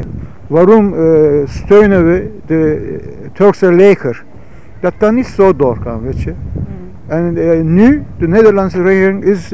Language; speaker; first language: Dutch; non-native, fluent; Turkish